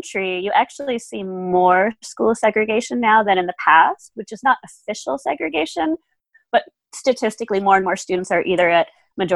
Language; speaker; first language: English; early bilingual, other home language; German